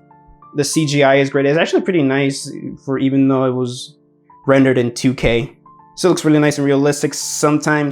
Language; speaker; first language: English; native; English